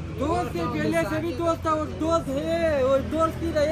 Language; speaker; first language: Hindi; non-native, fluent; Pashto